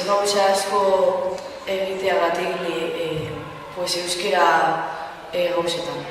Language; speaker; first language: Basque; non-native, local second language; Spanish